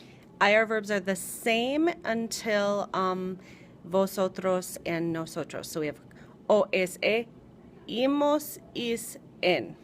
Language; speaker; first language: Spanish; non-native, fluent; English